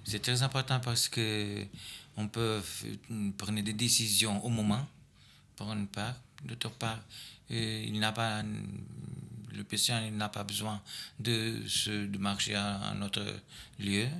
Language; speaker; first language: French; non-native, fluent; Portuguese